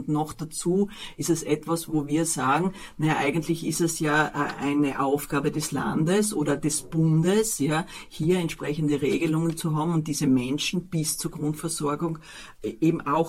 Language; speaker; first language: German; native; German